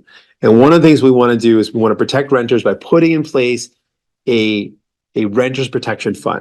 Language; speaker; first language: English; native; English